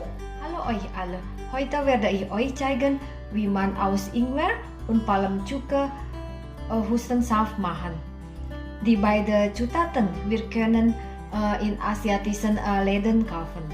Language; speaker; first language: German; non-native, learner; Indonesian